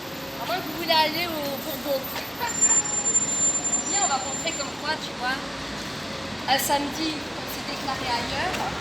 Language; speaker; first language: French; native; French